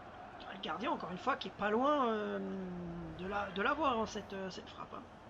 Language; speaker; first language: French; native; French